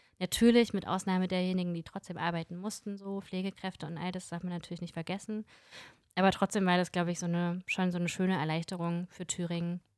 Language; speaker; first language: German; early bilingual, other home language; Russian